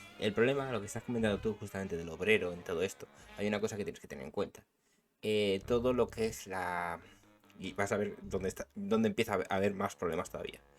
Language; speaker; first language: Spanish; native; Spanish